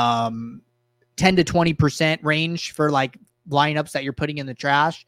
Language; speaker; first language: English; native; English